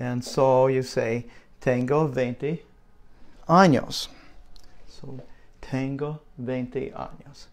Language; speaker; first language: Spanish; non-native, learner; English